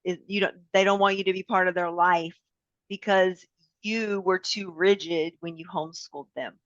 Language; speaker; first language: English; native; English